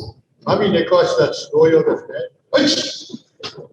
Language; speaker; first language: Japanese; native; Japanese